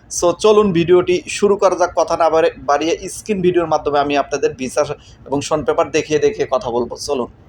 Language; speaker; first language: Bangla; native; Bangla